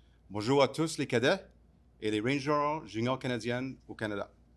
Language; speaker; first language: French; non-native, learner; English